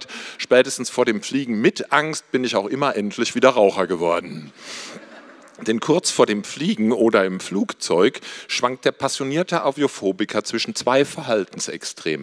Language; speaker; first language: German; native; German